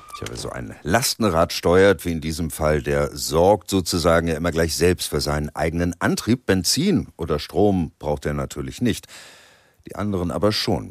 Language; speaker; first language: German; native; German